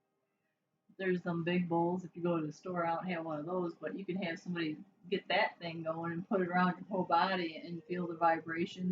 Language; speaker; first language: English; native; English